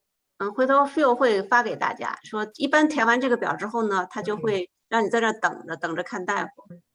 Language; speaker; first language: Chinese; native; Chinese